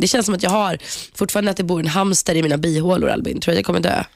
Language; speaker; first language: Swedish; native; Swedish